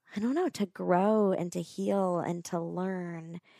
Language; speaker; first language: English; native; English